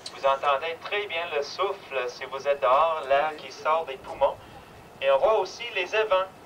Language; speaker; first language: French; native; French